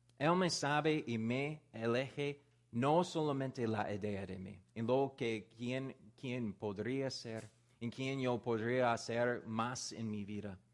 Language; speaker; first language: Spanish; non-native, learner; English